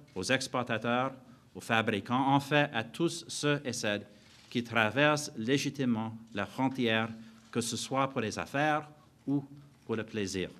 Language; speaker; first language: French; non-native, fluent; English